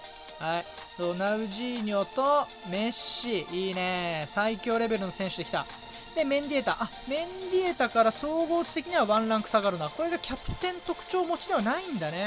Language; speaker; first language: Japanese; native; Japanese